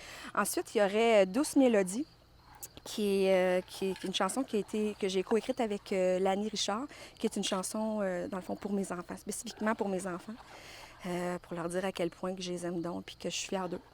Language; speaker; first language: French; native; French